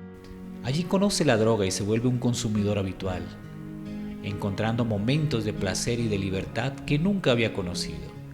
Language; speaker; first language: Spanish; native; Spanish